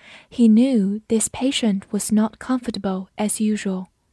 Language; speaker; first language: English; non-native, fluent; Chinese